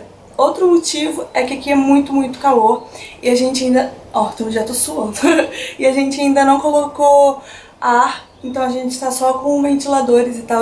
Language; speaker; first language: Portuguese; native; Portuguese